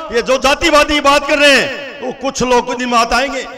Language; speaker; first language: Hindi; native; Hindi